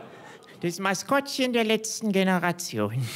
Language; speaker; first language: German; native; German